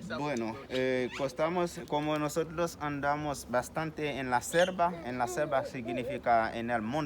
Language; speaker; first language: Spanish; non-native, learner; Haitian Creole